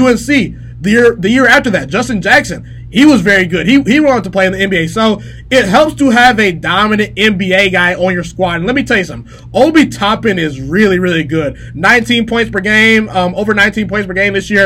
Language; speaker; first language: English; native; English